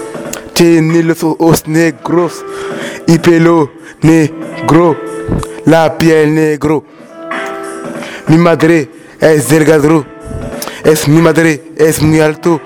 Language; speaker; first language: Spanish; non-native, learner; French